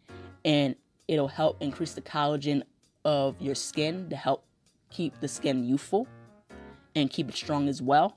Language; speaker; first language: English; native; English